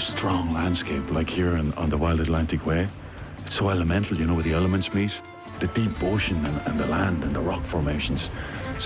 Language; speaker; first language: English; native; English